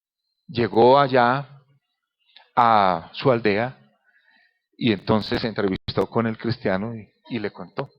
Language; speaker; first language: Spanish; native; Spanish